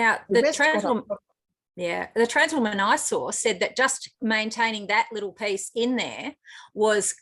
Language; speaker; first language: English; native; English